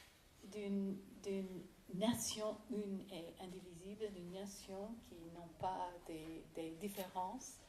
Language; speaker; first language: French; non-native, fluent; English